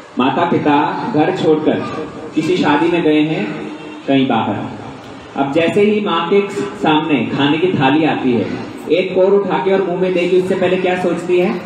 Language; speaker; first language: Hindi; native; Hindi